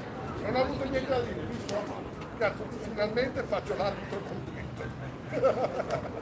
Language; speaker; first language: Italian; native; Italian